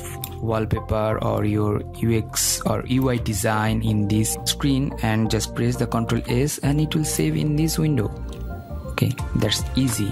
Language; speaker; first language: English; non-native, fluent; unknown